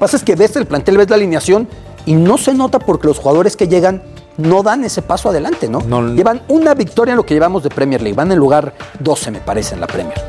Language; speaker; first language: Spanish; native; Spanish